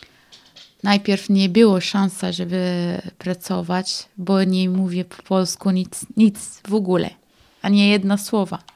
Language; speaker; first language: Polish; non-native, learner; Arabic